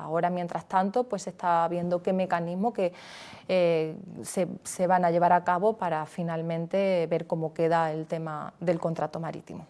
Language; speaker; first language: Spanish; native; Spanish